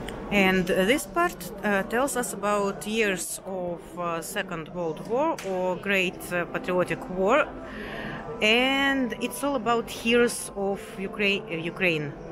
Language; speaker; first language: English; non-native, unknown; Russian